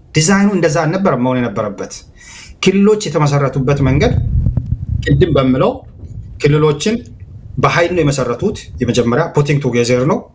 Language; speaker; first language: Amharic; non-native, local second language; Hadiyya